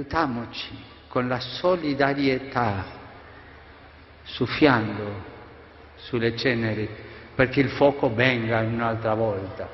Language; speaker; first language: Italian; non-native, fluent; Spanish